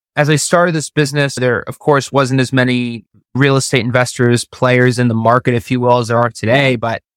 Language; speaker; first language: English; native; English